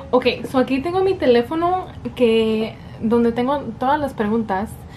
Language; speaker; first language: Spanish; early bilingual, heritage; Spanish